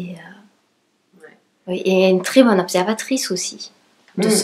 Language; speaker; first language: French; native; French